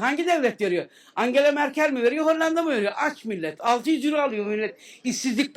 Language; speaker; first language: Turkish; native; Turkish